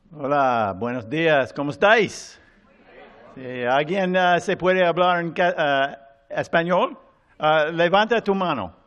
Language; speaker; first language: Spanish; non-native, learner; English